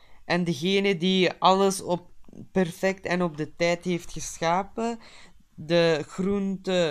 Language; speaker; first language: Dutch; early bilingual, other home language; Turkish